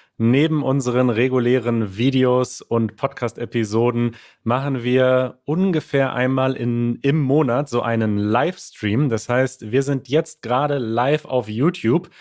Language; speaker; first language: German; native; German